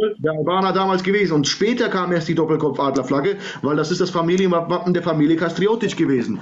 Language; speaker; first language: German; early bilingual, other home language; Serbian